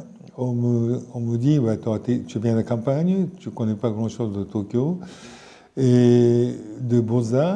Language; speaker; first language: French; non-native, fluent; Japanese